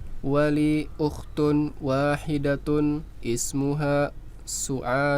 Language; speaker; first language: Arabic; non-native, learner; Indonesian